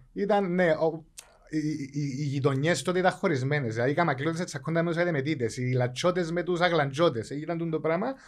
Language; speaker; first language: Greek; native; Greek